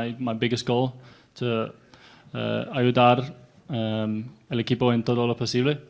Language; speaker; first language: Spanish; non-native, learner; English